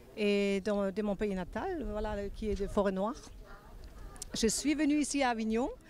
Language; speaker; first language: French; non-native, fluent; German